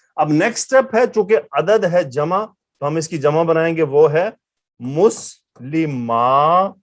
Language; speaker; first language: Urdu; native; Urdu